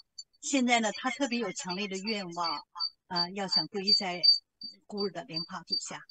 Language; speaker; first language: Chinese; native; Chinese